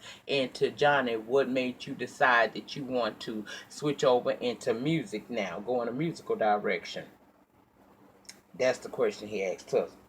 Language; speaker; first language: English; native; English